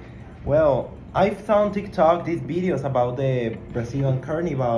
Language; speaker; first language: English; non-native, fluent; Spanish